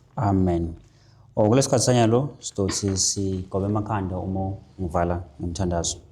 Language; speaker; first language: Zulu; non-native, local second language; Swati